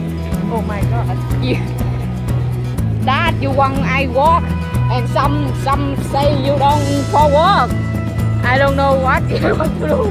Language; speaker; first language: English; non-native, learner; Vietnamese